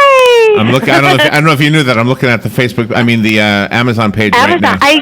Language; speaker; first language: English; native; English